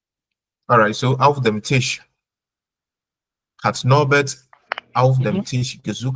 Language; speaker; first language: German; non-native, fluent; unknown